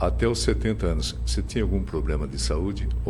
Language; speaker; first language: Portuguese; native; Portuguese